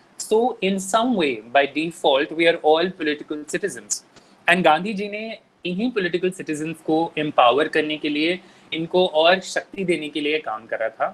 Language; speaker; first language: Hindi; native; Hindi